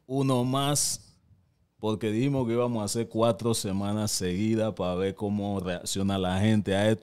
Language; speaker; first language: Spanish; native; Spanish